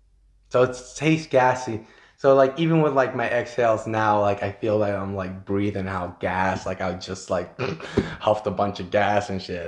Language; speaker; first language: English; native; English